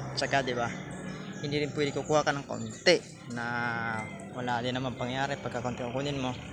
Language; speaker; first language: Filipino; non-native, local second language; Cebuano